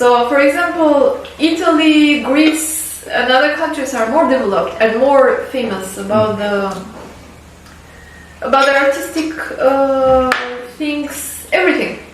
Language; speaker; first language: English; non-native, fluent; Albanian